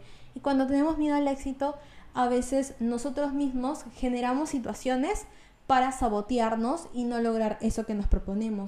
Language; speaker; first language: Spanish; native; Spanish